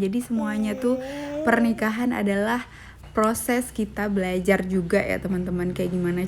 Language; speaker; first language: Indonesian; native; Indonesian